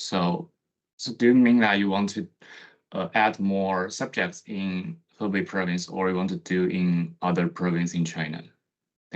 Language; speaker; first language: English; non-native, fluent; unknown